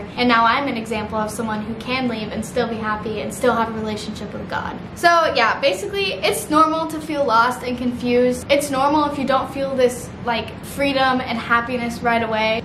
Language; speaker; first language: English; native; English